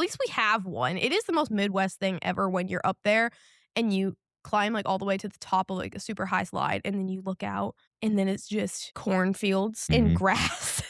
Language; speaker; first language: English; native; English